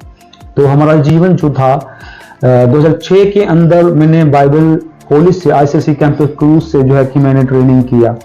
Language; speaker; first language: Hindi; native; Hindi